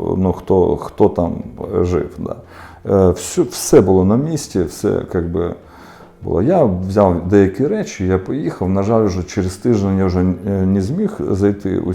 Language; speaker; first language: Ukrainian; non-native, local second language; Russian